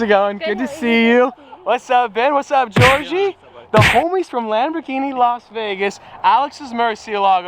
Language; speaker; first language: English; native; English